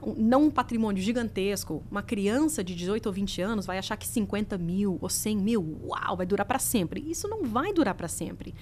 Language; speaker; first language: Portuguese; early bilingual, heritage; English